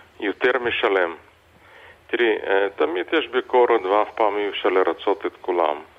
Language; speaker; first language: Hebrew; non-native, fluent; Russian